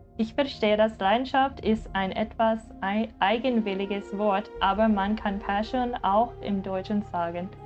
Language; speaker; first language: German; non-native, learner; English